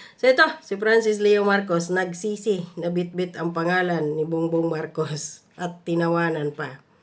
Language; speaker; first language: Filipino; non-native, local second language; Cebuano